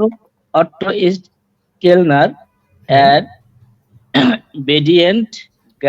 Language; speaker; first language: German; non-native, learner; Bangla